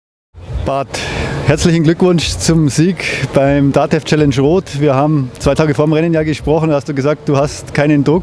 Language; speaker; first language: German; native; German